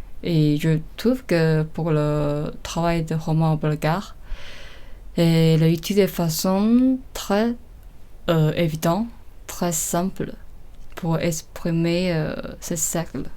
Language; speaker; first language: French; non-native, learner; Chinese